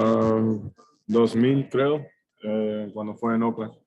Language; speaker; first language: Spanish; early bilingual, heritage; English